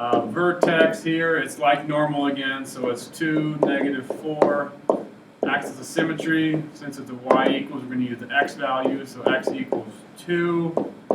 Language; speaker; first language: English; native; English